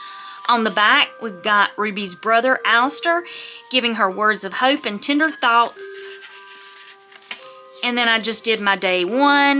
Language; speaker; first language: English; native; English